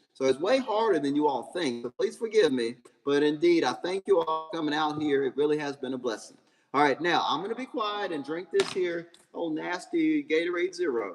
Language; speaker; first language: English; native; English